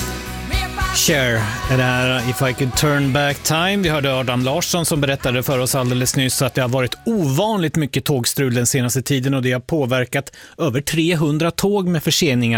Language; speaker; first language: Swedish; native; Swedish